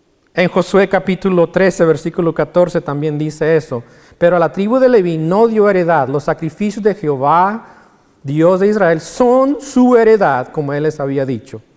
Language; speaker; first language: Spanish; native; Spanish